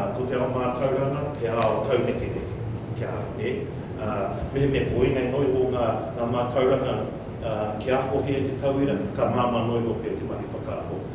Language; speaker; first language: Māori; non-native, local second language; English